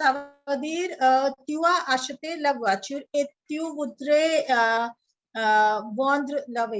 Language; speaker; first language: French; non-native, learner; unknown